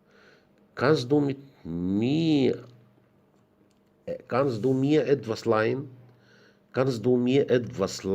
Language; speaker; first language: German; non-native, fluent; Arabic